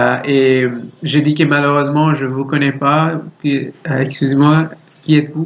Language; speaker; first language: French; non-native, learner; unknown